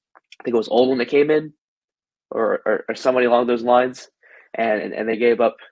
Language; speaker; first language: English; native; English